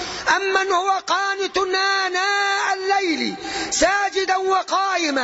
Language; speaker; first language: Arabic; native; Arabic